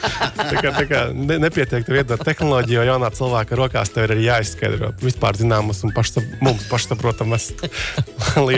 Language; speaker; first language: Latvian; native; Latvian